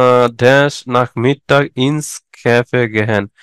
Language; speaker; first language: German; non-native, fluent; Bangla